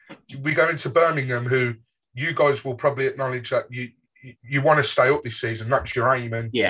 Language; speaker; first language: English; native; English